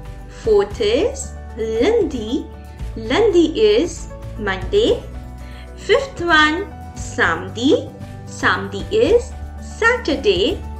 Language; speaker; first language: English; non-native, local second language; Hindi